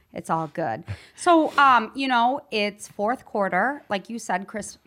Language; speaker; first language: English; native; English